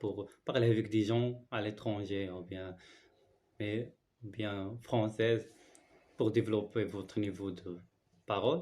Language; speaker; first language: French; non-native, learner; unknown